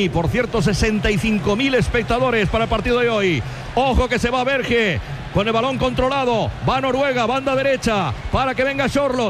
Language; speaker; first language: Spanish; native; Spanish